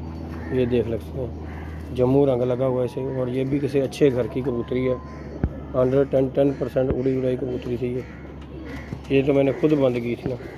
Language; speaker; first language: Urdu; non-native, local second language; Punjabi